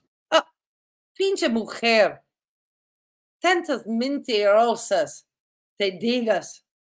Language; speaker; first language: Spanish; non-native, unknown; English